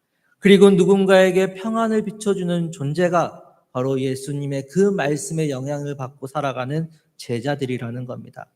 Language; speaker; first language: Korean; native; Korean